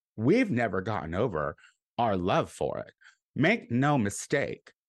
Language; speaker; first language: English; native; English